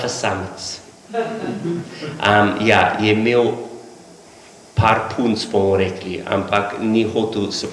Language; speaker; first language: Slovenian; non-native, learner; English